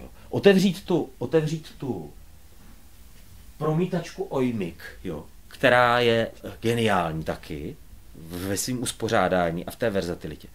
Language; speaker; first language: Czech; native; Czech